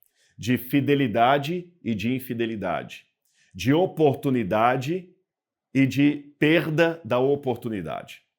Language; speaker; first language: Portuguese; native; Portuguese